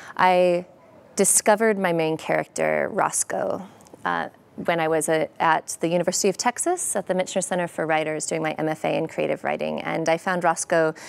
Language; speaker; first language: English; native; English